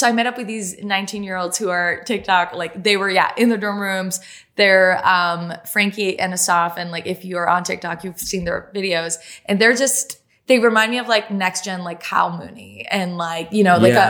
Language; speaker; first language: English; non-native, fluent; French